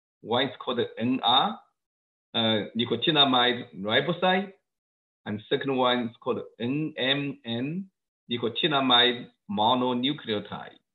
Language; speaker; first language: English; non-native, fluent; Chinese